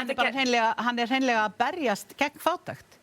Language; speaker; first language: Icelandic; native; Icelandic